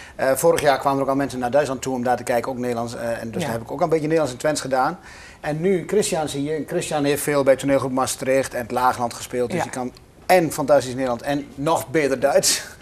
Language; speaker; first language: Dutch; native; Dutch